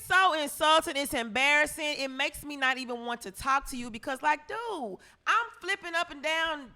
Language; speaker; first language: English; native; English